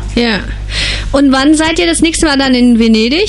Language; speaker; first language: German; native; German